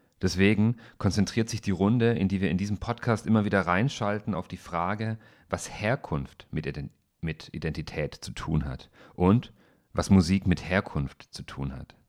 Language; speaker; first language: German; native; German